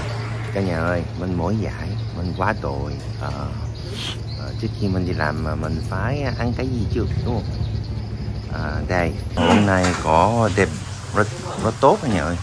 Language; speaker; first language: Vietnamese; non-native, learner; Korean